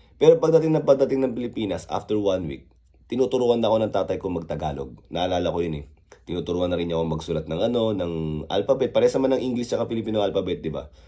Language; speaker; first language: Filipino; early bilingual, other home language; Korean